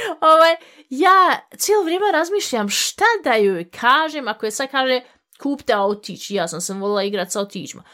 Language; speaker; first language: Bosnian; early bilingual, heritage; Bosnian